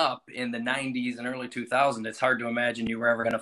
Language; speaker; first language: English; native; English